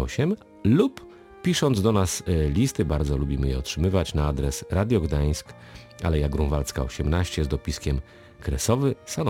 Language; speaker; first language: Polish; native; Polish